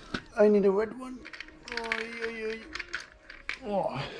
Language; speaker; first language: English; non-native, fluent; Dutch